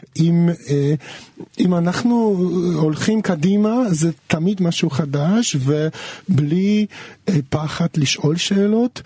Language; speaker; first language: Hebrew; non-native, fluent; Polish